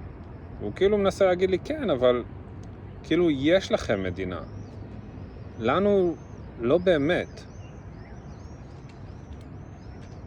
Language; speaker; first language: Hebrew; early bilingual, other home language; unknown